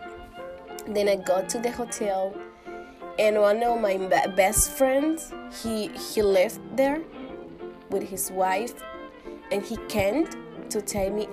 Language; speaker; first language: English; non-native, learner; Spanish